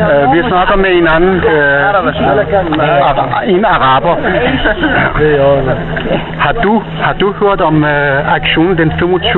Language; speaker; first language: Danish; non-native, fluent; Persian